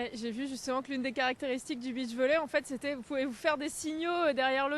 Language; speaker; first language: French; native; French